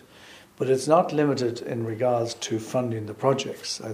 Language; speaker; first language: English; native; English